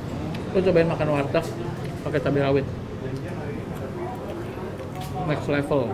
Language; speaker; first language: Indonesian; native; Indonesian